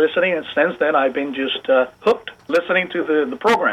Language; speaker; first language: English; non-native, fluent; Spanish